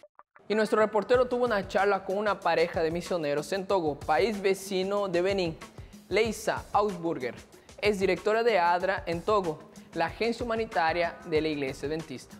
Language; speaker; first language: Spanish; native; Spanish